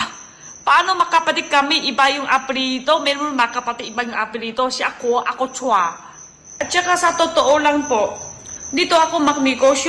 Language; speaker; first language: Filipino; non-native, learner; Chinese